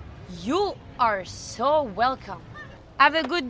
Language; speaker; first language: English; non-native, learner; French